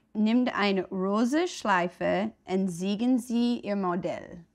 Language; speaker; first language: German; non-native, fluent; English